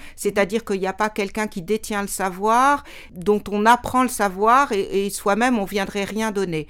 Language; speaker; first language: French; native; French